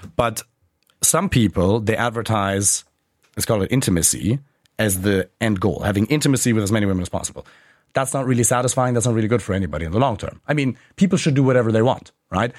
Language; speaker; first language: English; non-native, fluent; German